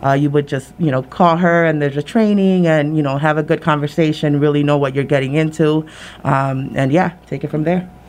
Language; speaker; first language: English; early bilingual, other home language; Spanish